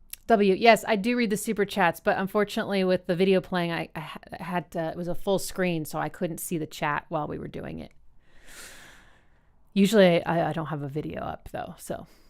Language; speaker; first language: English; native; English